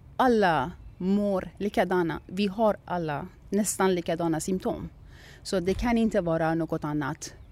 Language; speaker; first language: Swedish; non-native, fluent; Persian